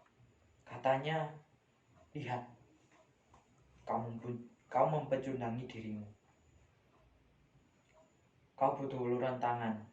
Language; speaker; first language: Indonesian; native; Indonesian